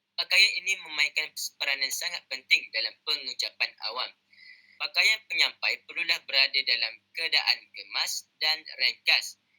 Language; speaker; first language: Malay; native; Malay